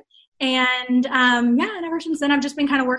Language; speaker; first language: English; native; English